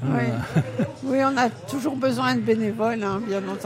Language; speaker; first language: French; native; French